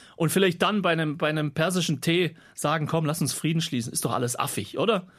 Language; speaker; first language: German; native; German